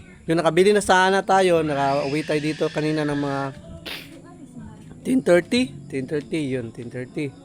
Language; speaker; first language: Filipino; non-native, local second language; Cebuano